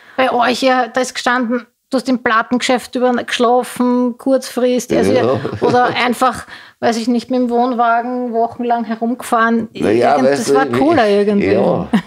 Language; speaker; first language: German; native; German